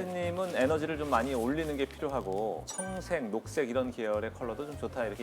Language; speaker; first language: Korean; native; Korean